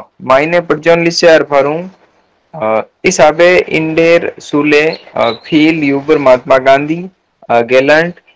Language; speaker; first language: German; non-native, learner; Hindi